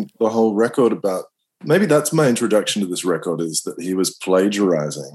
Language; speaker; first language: English; native; English